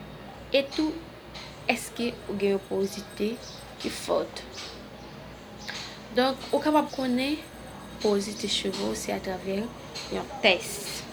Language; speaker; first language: French; non-native, local second language; Haitian Creole